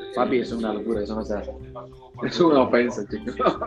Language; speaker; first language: Spanish; native; Spanish